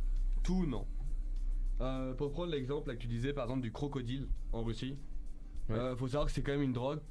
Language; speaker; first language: French; native; French